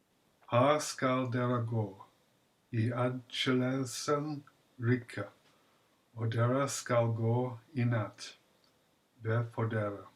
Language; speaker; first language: Norwegian; non-native, learner; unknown